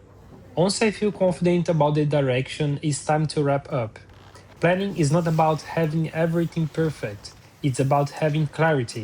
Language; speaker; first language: English; non-native, fluent; Portuguese